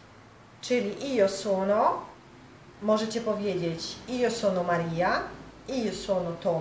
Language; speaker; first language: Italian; non-native, fluent; Polish